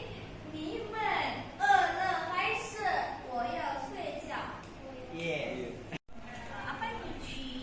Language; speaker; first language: Chinese; non-native, learner; Indonesian